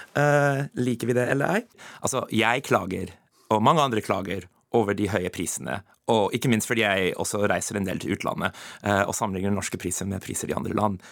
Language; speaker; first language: Norwegian; non-native, fluent; English